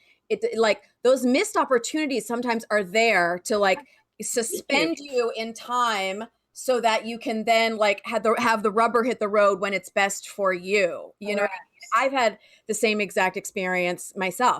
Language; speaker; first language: English; native; English